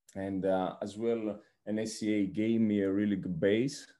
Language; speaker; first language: English; non-native, fluent; Italian